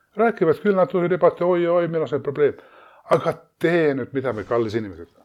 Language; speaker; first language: Estonian; non-native, fluent; Swedish